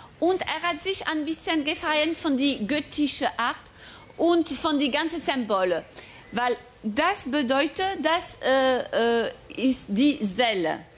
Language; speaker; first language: German; non-native, fluent; French